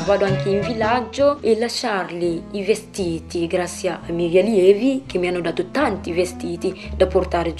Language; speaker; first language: Italian; non-native, learner; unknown